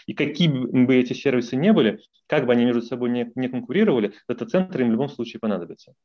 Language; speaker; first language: Russian; native; Russian